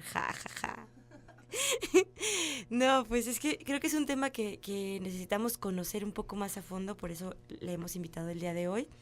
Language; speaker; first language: Spanish; native; Spanish